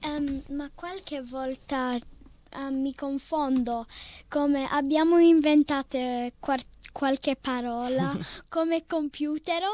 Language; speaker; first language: Italian; early bilingual, heritage; Italian